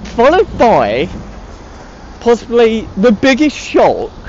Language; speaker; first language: English; native; English